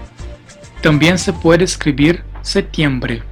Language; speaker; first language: Spanish; non-native, fluent; Portuguese